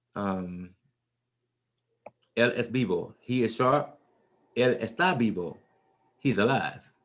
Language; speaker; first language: Spanish; non-native, fluent; English